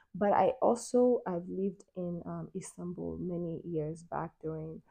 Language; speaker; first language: English; non-native, local second language; Yoruba